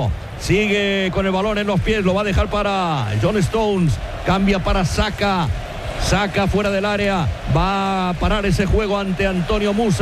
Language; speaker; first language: Spanish; native; Spanish